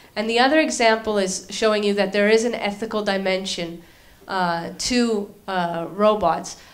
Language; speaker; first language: English; native; English